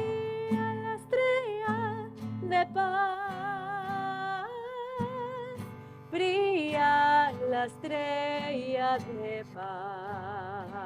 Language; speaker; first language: Spanish; early bilingual, other home language; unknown